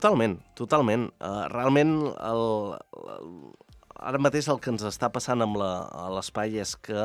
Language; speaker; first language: Catalan; native; Catalan